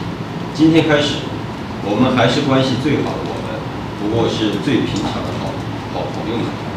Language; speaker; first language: Chinese; native; Chinese